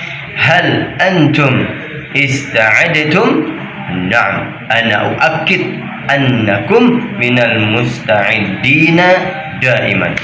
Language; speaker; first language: Arabic; non-native, fluent; Indonesian